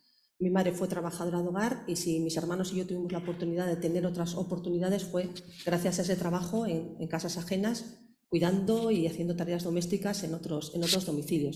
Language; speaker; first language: Spanish; native; Spanish